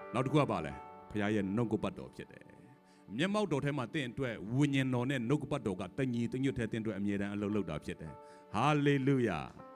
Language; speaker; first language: Burmese; non-native, local second language; Kachin